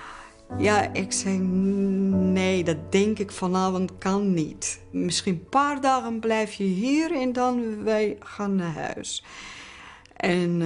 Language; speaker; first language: Dutch; non-native, learner; Azerbaijani